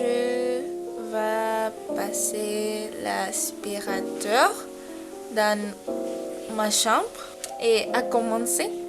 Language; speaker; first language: French; non-native, learner; Spanish